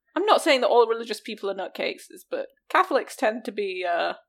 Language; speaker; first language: English; native; English